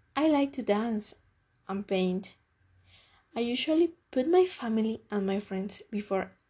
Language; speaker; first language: English; non-native, learner; Spanish